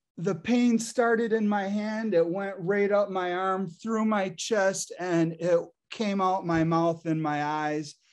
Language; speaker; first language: English; native; English